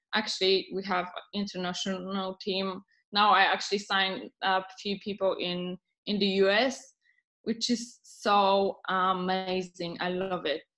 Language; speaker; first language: English; non-native, fluent; Polish